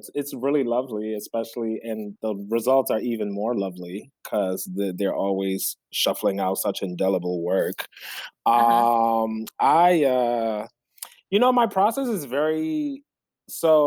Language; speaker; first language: English; early bilingual, other home language; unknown